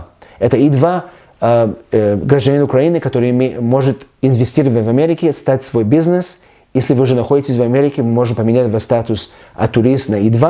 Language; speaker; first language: Russian; early bilingual, heritage; Russian